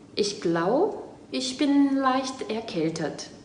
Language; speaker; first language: German; non-native, fluent; Korean